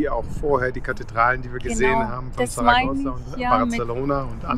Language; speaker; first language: German; native; German